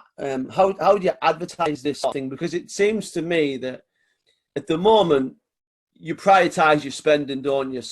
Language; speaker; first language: English; native; English